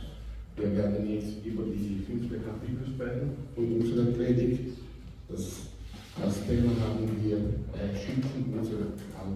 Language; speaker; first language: German; non-native, fluent; Portuguese